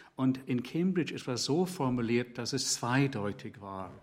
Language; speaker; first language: German; non-native, fluent; English